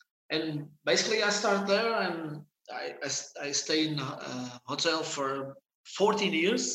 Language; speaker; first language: English; non-native, fluent; Portuguese